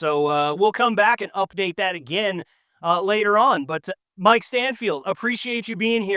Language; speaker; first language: English; native; English